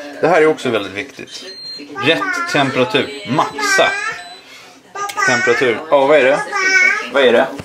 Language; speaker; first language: Swedish; native; Swedish